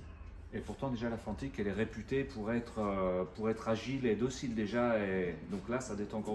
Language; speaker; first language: French; native; French